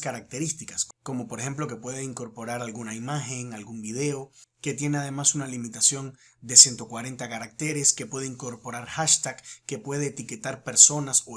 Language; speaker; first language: Spanish; native; Spanish